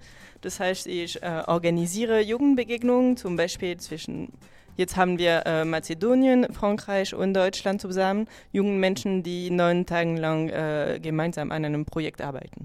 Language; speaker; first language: German; non-native, fluent; French